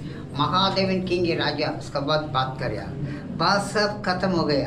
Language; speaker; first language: Hindi; non-native, local second language; Tamil